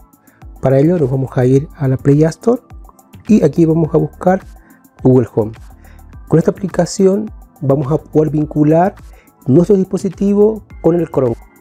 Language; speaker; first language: Spanish; native; Spanish